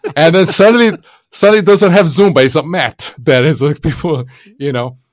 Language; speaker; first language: English; non-native, fluent; Portuguese